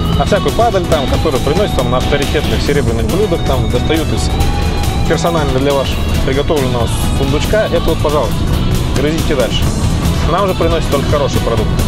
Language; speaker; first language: Russian; native; Russian